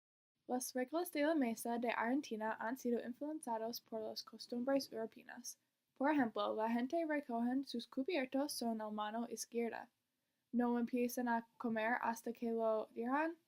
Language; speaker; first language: Spanish; non-native, learner; English